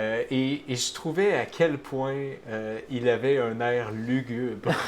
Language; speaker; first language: French; native; French